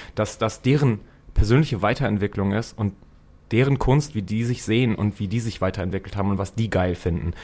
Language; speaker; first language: German; native; German